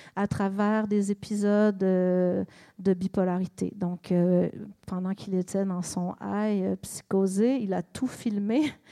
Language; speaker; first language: French; native; French